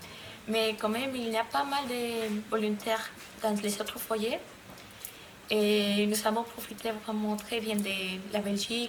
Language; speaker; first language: French; non-native, learner; Spanish